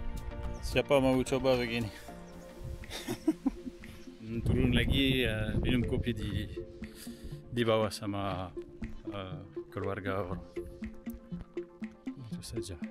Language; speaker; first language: Indonesian; non-native, fluent; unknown